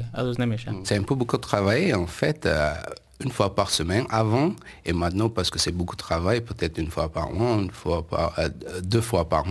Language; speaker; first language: French; non-native, learner; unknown